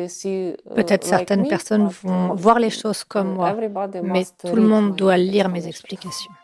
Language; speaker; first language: French; non-native, fluent; Ukrainian